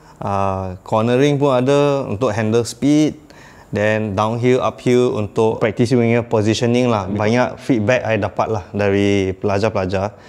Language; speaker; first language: Malay; non-native, local second language; Chinese